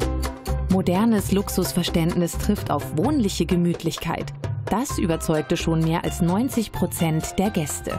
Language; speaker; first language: German; native; German